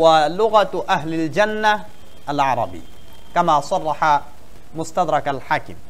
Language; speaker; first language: Arabic; non-native, fluent; Bangla